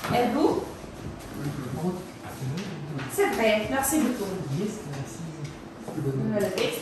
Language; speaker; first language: French; non-native, fluent; Russian